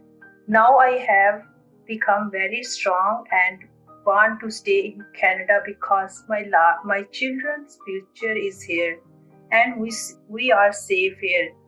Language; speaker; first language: English; non-native, learner; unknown